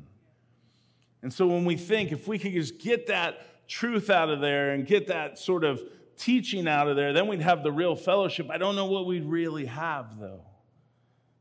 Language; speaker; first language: English; native; English